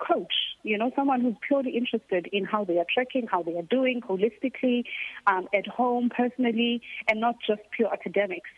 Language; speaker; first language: English; non-native, local second language; Xhosa